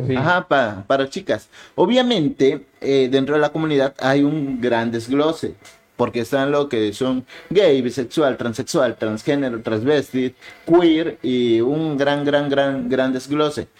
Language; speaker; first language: Spanish; native; Spanish